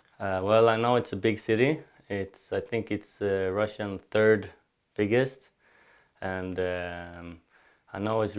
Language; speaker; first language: English; non-native, learner; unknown